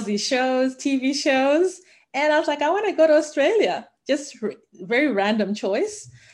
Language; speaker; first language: English; non-native, local second language; Shona